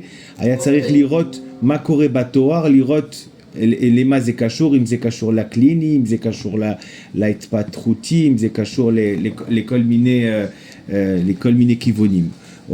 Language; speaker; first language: Hebrew; non-native, fluent; French